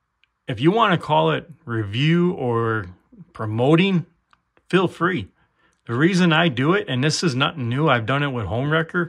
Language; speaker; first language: English; native; English